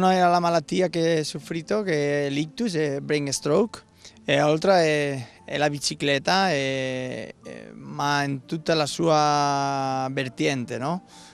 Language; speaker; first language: Italian; non-native, learner; Spanish